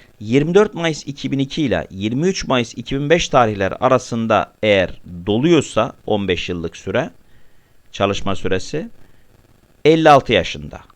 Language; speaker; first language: Turkish; native; Turkish